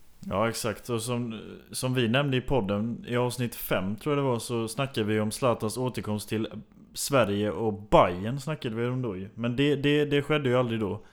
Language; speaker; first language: Swedish; native; Swedish